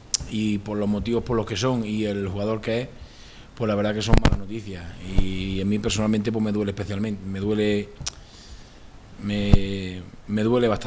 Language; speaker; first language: Spanish; native; Spanish